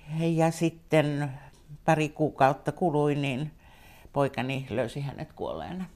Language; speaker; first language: Finnish; native; Finnish